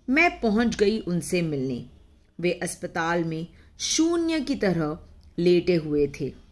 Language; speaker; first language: Hindi; non-native, local second language; Marathi